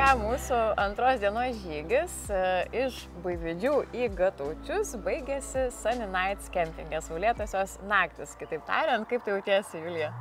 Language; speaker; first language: Lithuanian; native; Lithuanian